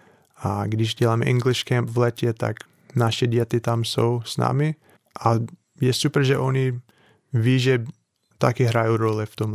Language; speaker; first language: Czech; non-native, fluent; English